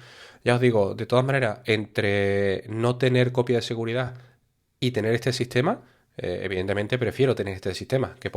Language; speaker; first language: Spanish; native; Spanish